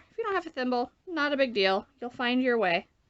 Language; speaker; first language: English; native; English